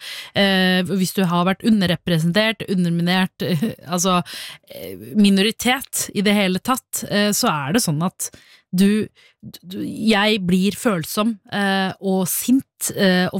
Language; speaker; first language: Norwegian; early bilingual, other home language; Tamil